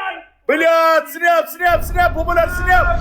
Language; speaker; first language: Russian; non-native, learner; Uzbek